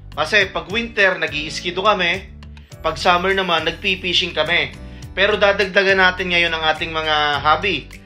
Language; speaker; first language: Filipino; native; Filipino